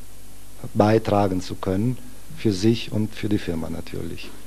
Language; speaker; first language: German; non-native, fluent; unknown